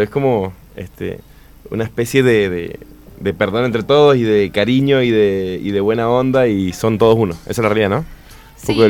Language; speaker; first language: Spanish; native; Spanish